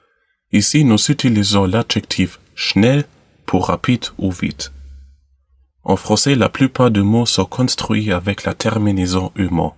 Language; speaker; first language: French; non-native, learner; German